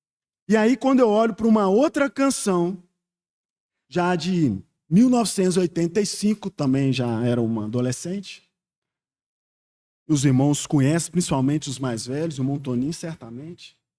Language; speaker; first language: Portuguese; native; Portuguese